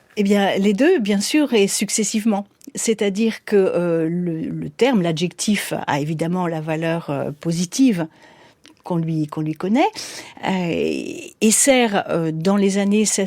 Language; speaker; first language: French; native; French